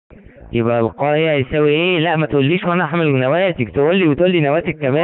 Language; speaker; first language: Arabic; native; Arabic